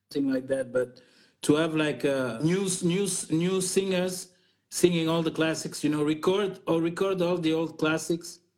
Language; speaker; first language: English; non-native, fluent; Portuguese